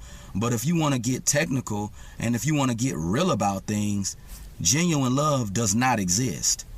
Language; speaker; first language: English; native; English